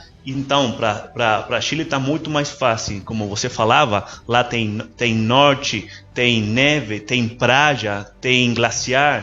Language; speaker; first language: Portuguese; non-native, learner; Spanish